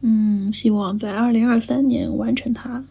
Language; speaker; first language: Chinese; native; Chinese